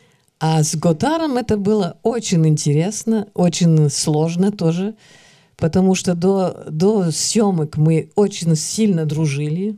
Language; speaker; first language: Russian; early bilingual, heritage; Russian